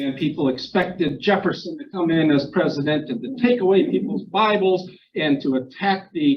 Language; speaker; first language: English; non-native, fluent; Ukrainian